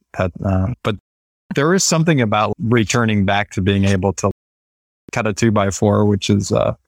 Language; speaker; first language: English; non-native, fluent; Spanish